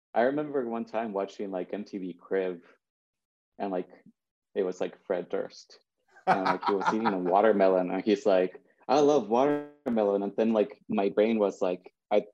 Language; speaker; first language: English; early bilingual, other home language; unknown